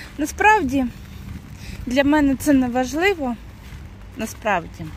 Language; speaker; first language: Ukrainian; non-native, local second language; Russian